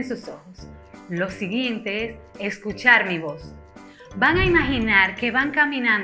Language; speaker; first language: Spanish; native; Spanish